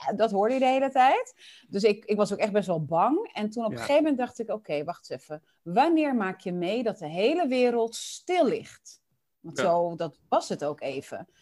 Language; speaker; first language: Dutch; early bilingual, other home language; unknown